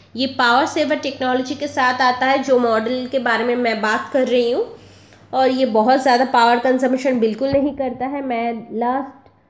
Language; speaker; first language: Hindi; non-native, local second language; Bangla